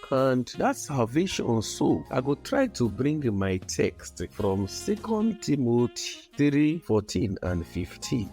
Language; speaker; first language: Nigerian Pidgin; non-native, local second language; Yoruba